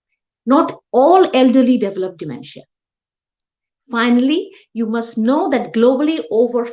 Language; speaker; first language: English; non-native, local second language; Bangla